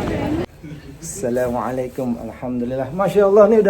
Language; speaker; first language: Indonesian; native; Indonesian